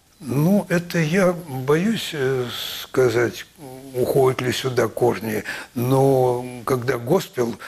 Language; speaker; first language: Russian; native; Russian